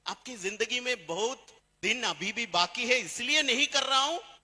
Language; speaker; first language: Hindi; non-native, fluent; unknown